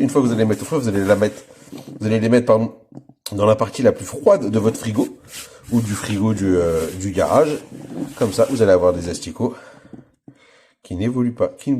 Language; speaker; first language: French; native; French